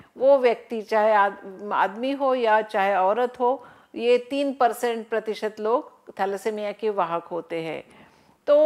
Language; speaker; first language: Hindi; non-native, local second language; Marathi